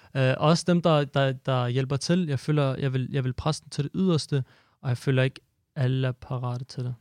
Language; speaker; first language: Danish; early bilingual, other home language; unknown